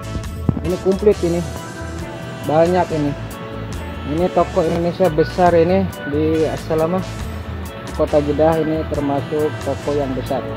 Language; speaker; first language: Indonesian; non-native, local second language; Sundanese